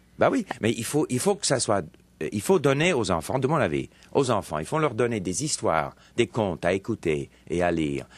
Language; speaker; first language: French; non-native, local second language; English